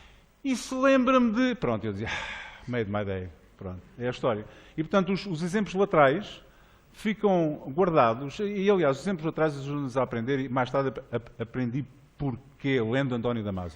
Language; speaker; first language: Portuguese; native; Portuguese